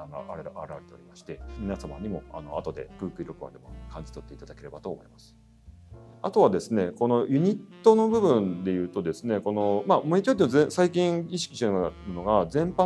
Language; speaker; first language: Japanese; native; Japanese